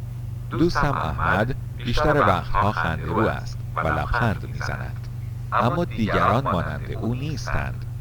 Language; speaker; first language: Persian; non-native, fluent; Urdu